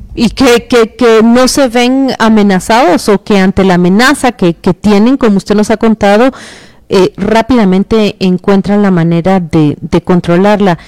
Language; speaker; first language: Spanish; native; Spanish